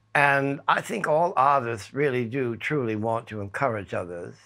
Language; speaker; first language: English; native; English